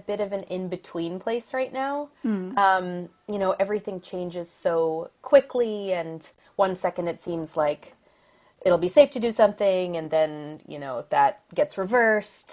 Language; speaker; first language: English; native; English